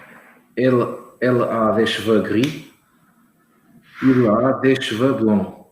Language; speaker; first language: French; non-native, learner; Portuguese